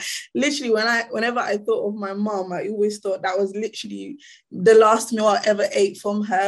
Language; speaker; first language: English; non-native, local second language; Krio